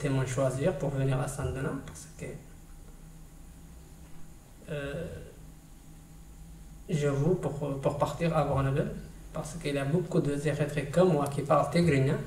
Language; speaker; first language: French; non-native, learner; Tigrinya